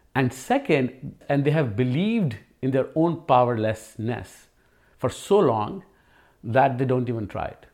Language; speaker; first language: English; non-native, local second language; Hindi